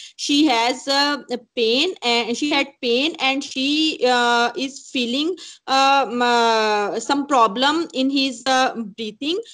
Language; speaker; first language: English; non-native, local second language; Punjabi